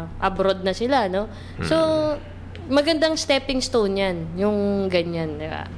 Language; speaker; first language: Filipino; native; Filipino